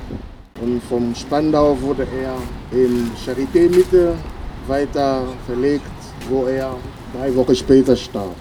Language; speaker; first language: German; non-native, fluent; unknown